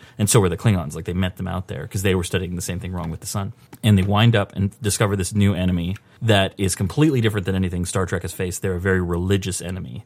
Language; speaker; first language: English; native; English